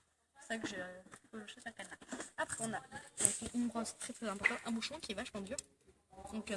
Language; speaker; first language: French; native; French